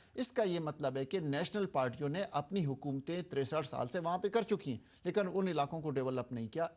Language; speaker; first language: Urdu; non-native, local second language; Pashto